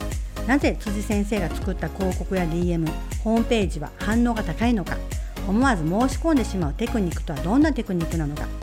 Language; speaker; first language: Japanese; native; Japanese